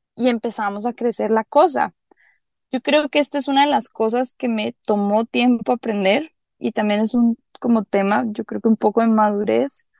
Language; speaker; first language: Spanish; native; Spanish